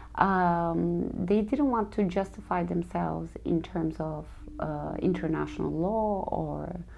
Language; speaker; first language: English; non-native, fluent; Turkish